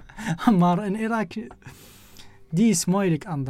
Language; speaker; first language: Dutch; non-native, learner; Arabic